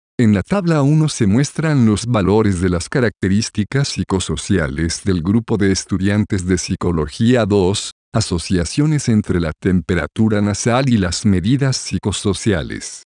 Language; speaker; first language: Spanish; native; Spanish